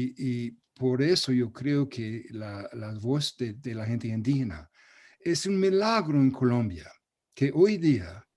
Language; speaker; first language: Spanish; non-native, fluent; English